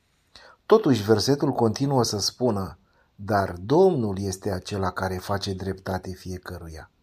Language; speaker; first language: Romanian; native; Romanian